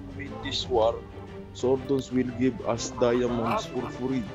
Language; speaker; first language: English; non-native, learner; Indonesian